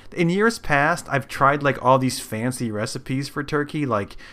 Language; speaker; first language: English; native; English